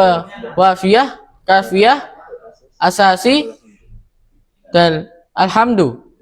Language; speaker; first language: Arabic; non-native, fluent; Indonesian